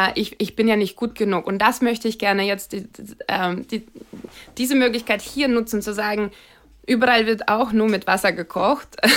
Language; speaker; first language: German; non-native, fluent; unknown